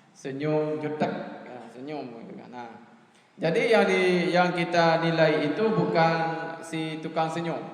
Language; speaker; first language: Malay; non-native, local second language; Achinese